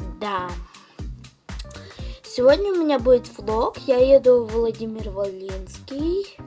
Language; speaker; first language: Russian; non-native, local second language; Ukrainian